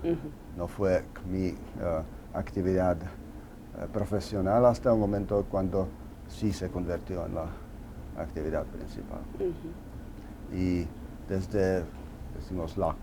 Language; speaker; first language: Spanish; non-native, fluent; Czech